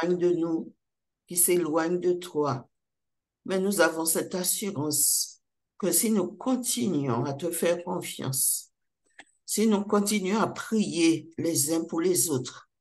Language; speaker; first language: French; native; French